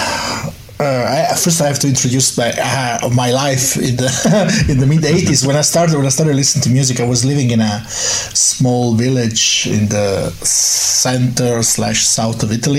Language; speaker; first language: English; non-native, fluent; Italian